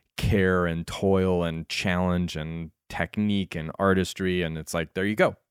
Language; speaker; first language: English; native; English